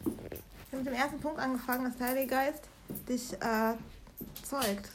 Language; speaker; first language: German; native; German